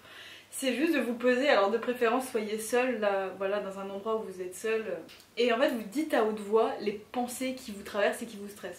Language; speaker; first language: French; native; French